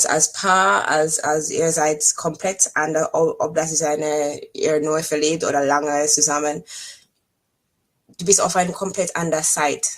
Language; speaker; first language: German; non-native, fluent; English